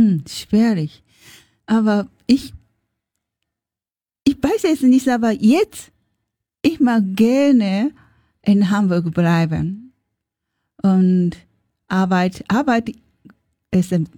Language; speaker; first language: German; non-native, learner; Japanese